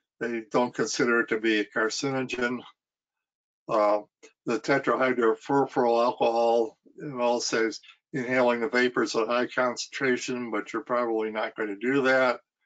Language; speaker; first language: English; native; English